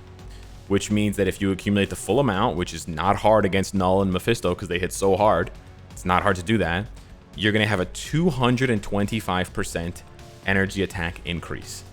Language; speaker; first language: English; native; English